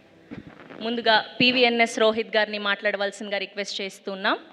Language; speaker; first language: Telugu; native; Telugu